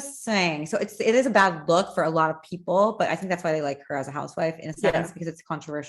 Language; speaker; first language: English; native; English